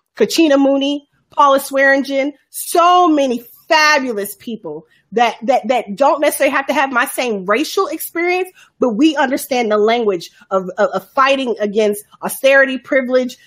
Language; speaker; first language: English; native; English